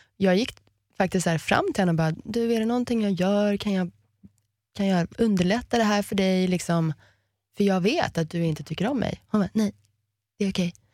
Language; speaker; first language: Swedish; early bilingual, heritage; Swedish